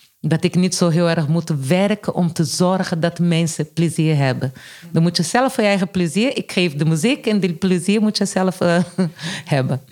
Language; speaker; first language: Dutch; non-native, fluent; Portuguese